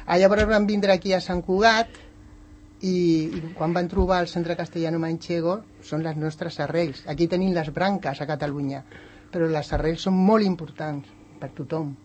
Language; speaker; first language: Catalan; non-native, local second language; Spanish